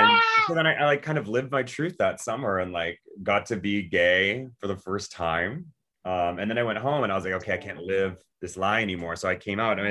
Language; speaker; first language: English; native; English